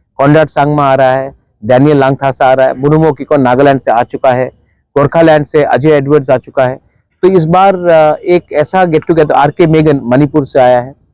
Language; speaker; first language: Hindi; non-native, local second language; Kok Borok